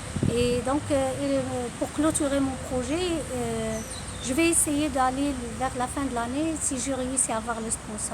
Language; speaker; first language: French; non-native, local second language; Arabic